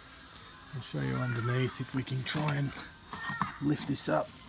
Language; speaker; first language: English; native; English